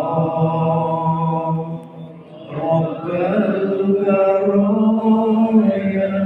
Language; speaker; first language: Indonesian; native; Indonesian